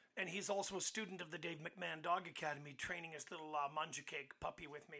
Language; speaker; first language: English; native; English